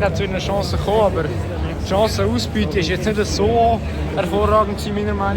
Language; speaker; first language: German; native; German